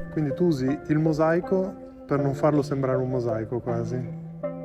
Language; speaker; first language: Italian; native; Italian